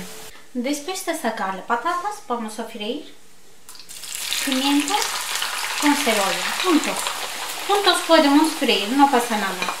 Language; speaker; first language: Spanish; non-native, learner; Turkish